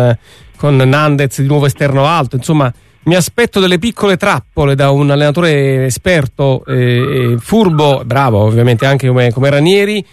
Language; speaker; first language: Italian; native; Italian